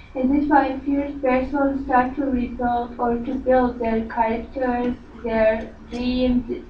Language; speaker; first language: English; non-native, learner; Arabic